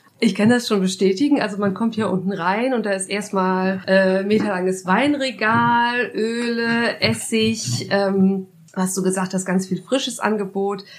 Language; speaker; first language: German; native; German